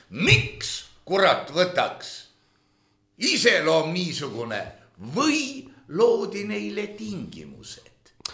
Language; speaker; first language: Estonian; native; Estonian